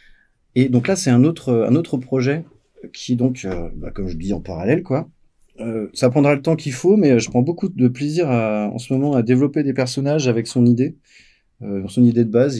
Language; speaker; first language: French; native; French